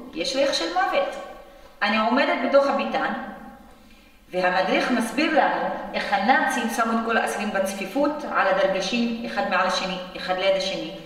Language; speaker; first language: Hebrew; non-native, local second language; Arabic